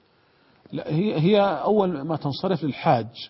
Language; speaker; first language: Arabic; native; Arabic